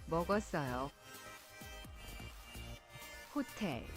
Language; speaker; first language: Korean; non-native, learner; English